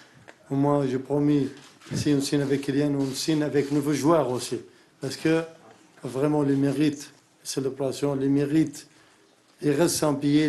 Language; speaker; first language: French; non-native, learner; Arabic